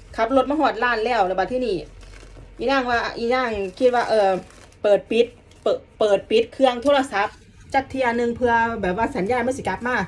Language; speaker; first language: Thai; non-native, local second language; Northeastern Thai